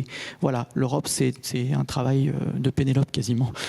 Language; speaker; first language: French; native; French